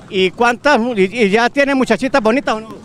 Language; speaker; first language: Spanish; native; Spanish